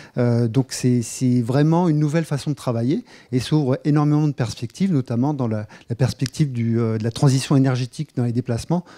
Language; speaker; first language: French; native; French